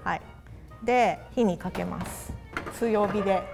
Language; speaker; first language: Japanese; native; Japanese